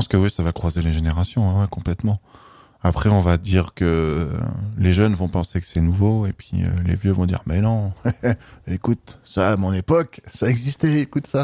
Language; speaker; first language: French; native; French